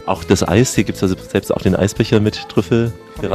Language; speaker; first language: German; native; German